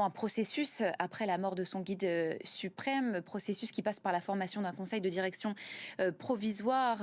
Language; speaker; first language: French; native; French